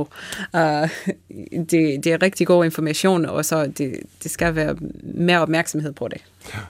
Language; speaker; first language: Danish; non-native, fluent; English